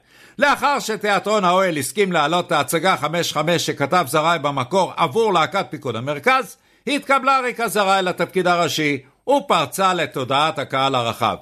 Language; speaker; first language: Hebrew; native; Hebrew